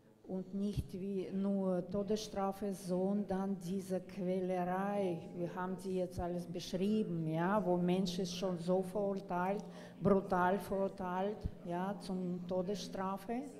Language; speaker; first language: German; non-native, fluent; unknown